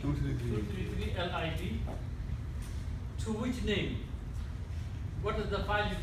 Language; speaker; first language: English; non-native, fluent; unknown